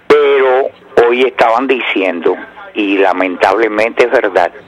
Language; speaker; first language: Spanish; native; Spanish